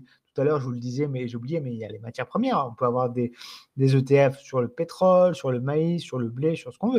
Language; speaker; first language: French; native; French